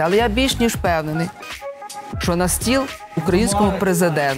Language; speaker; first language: Ukrainian; native; Ukrainian